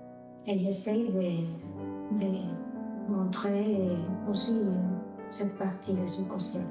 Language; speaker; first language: French; non-native, fluent; Spanish